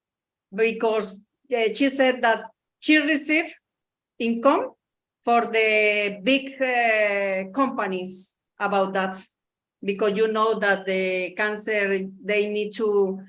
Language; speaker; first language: English; non-native, learner; Spanish